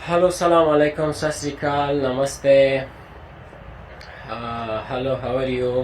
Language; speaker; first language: Hindi; non-native, learner; Persian